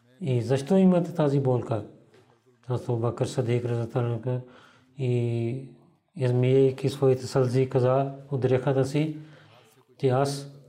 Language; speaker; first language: Bulgarian; non-native, learner; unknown